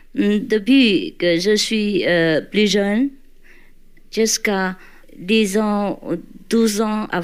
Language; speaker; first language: French; non-native, learner; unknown